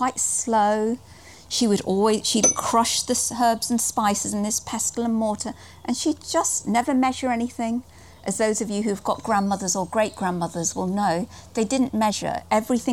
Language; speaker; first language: English; native; English